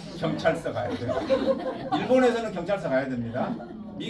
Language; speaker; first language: Korean; native; Korean